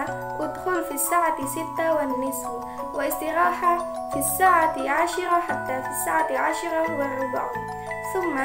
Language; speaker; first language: Arabic; non-native, learner; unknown